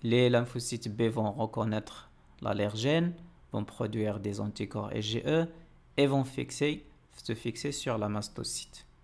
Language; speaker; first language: French; non-native, local second language; Arabic